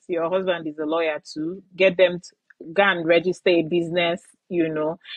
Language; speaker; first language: English; non-native, local second language; Igbo